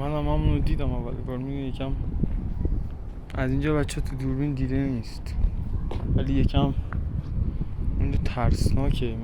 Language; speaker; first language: Persian; native; Persian